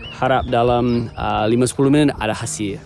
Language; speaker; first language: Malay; non-native, fluent; English